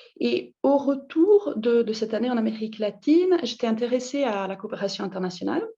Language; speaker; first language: French; non-native, fluent; Italian